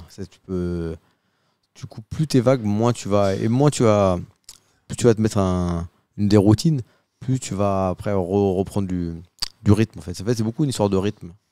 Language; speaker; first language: French; native; French